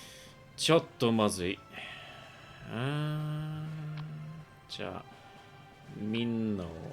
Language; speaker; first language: Japanese; non-native, learner; English